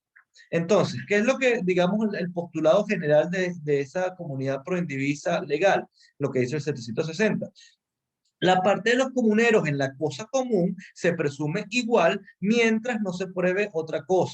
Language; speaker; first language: Spanish; native; Spanish